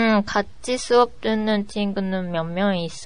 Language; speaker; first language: Korean; non-native, learner; Japanese